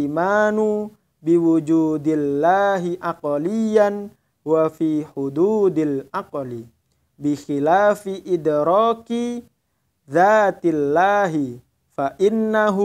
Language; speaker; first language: Arabic; non-native, fluent; Indonesian